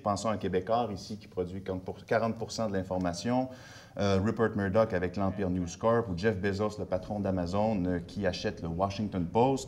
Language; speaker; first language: French; native; French